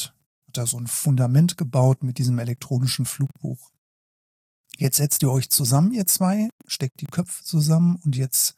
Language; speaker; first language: German; native; German